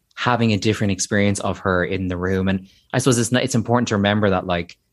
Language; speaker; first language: English; native; English